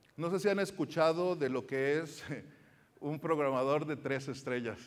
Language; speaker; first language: Spanish; native; Spanish